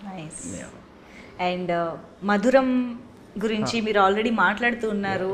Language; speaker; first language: Telugu; native; Telugu